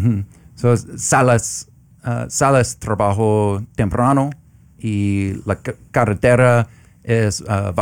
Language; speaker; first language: Spanish; non-native, learner; English